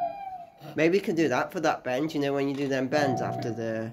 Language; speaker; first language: English; native; English